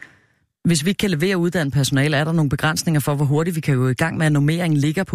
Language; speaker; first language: Danish; native; Danish